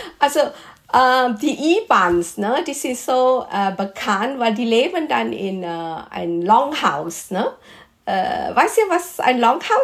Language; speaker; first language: German; non-native, fluent; Malay